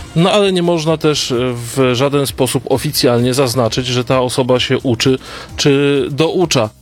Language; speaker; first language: Polish; native; Polish